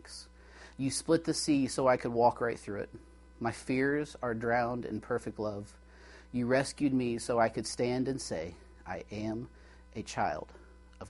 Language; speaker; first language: English; native; English